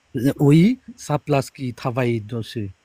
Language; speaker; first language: French; non-native, learner; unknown